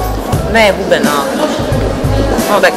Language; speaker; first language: Czech; early bilingual, heritage; Czech